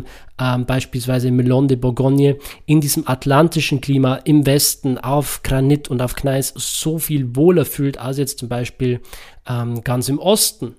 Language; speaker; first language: German; native; German